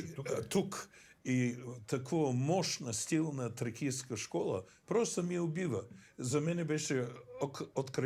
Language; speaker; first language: Bulgarian; non-native, fluent; English